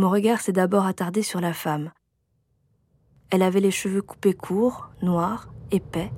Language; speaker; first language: French; native; French